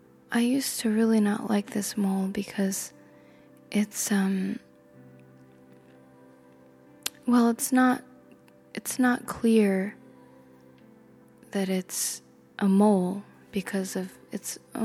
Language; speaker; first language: English; native; English